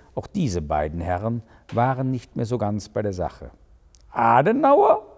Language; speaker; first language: German; native; German